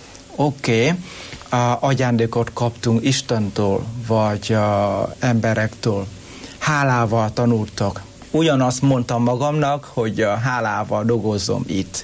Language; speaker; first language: Hungarian; non-native, learner; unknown